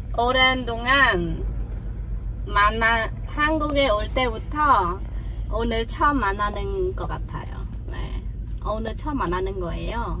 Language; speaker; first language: Korean; non-native, learner; Khmer